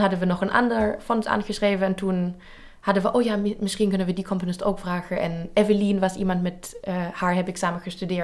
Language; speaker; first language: Dutch; native; Dutch